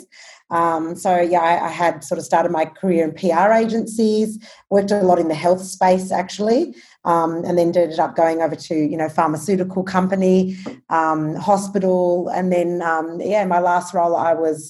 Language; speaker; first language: English; native; English